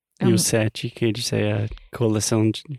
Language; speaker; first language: Portuguese; non-native, learner; English